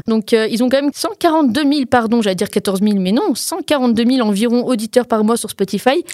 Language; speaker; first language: French; native; French